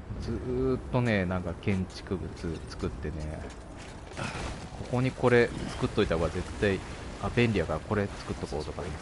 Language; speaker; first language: Japanese; native; Japanese